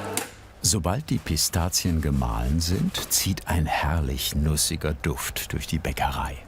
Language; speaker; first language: German; native; German